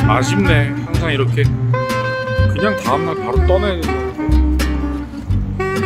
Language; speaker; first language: Korean; native; Korean